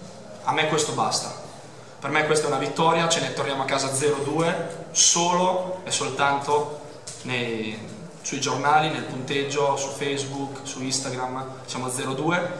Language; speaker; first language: Italian; native; Italian